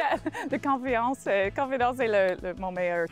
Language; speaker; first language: French; non-native, learner; English